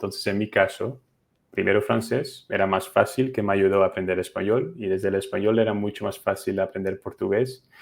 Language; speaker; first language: Spanish; non-native, fluent; Dutch